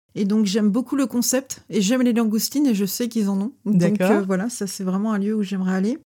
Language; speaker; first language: French; native; French